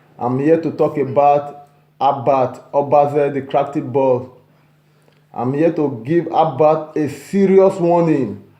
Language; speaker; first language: Nigerian Pidgin; non-native, local second language; Esan